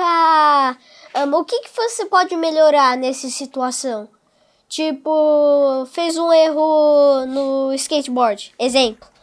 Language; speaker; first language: Portuguese; non-native, local second language; English